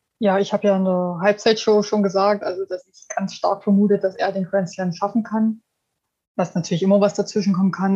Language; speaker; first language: German; native; German